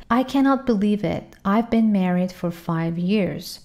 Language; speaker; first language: English; non-native, fluent; Persian